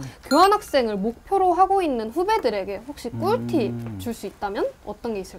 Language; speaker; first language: Korean; native; Korean